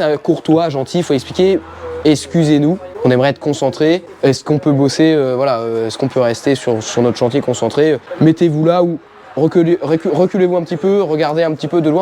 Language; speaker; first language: French; native; French